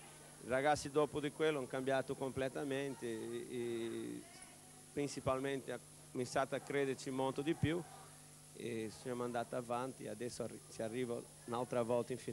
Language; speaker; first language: Italian; non-native, fluent; Portuguese